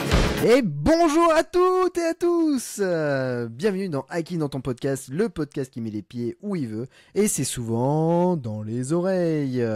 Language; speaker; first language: French; native; French